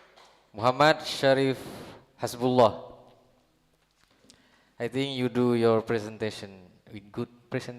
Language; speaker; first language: English; non-native, learner; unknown